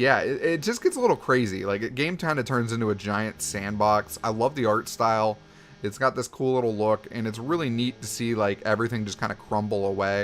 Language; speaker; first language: English; native; English